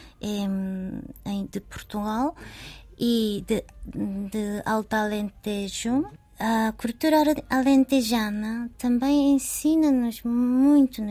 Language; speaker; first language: Portuguese; non-native, learner; Japanese